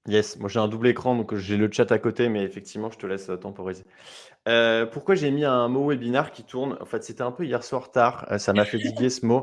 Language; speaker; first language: French; native; French